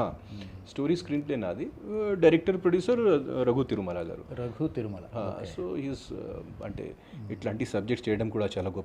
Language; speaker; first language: Telugu; non-native, fluent; Hindi